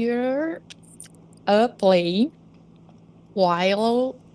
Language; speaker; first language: English; non-native, learner; Portuguese